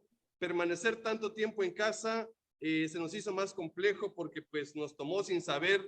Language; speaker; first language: Spanish; native; Spanish